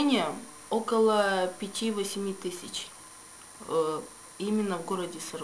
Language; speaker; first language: Russian; non-native, local second language; Romany